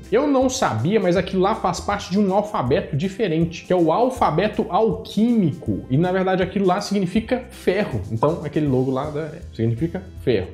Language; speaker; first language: Portuguese; native; Portuguese